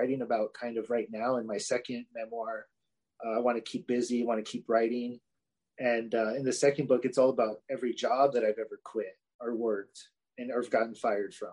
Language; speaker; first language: English; native; English